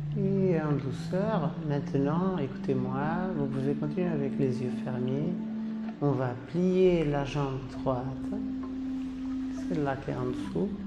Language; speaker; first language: French; non-native, fluent; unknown